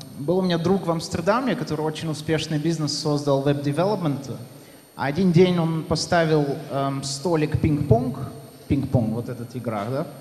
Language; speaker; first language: Russian; non-native, fluent; Dutch